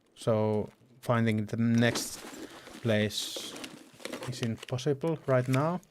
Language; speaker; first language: English; non-native, fluent; Finnish